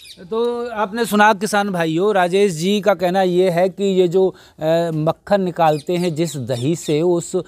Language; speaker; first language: Hindi; native; Hindi